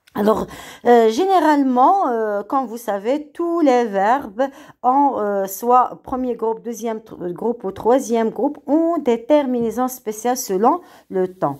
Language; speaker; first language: French; non-native, local second language; Arabic